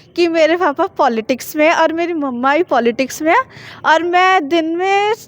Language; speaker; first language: Hindi; non-native, local second language; Punjabi